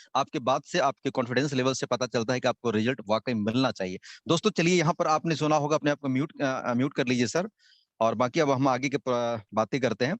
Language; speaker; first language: Hindi; native; Hindi